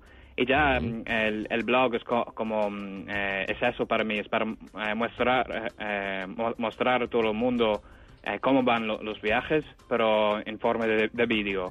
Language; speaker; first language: Spanish; non-native, fluent; English